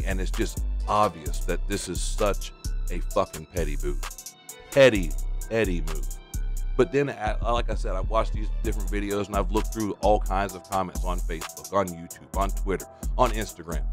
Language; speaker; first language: English; native; English